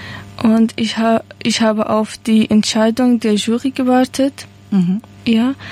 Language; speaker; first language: German; non-native, learner; Persian